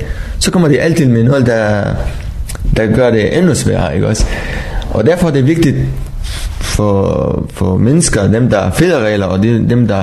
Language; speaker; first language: Danish; non-native, learner; Arabic